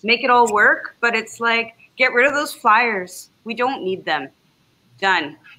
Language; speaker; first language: English; native; English